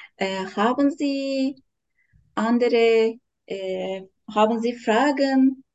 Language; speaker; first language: German; non-native, learner; Turkish